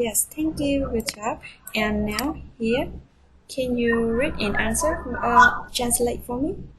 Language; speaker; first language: English; non-native, fluent; Vietnamese